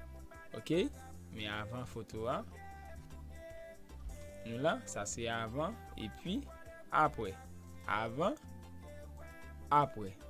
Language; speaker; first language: French; non-native, learner; Haitian Creole